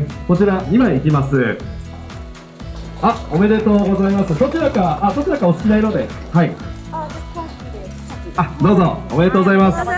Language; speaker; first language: Japanese; native; Japanese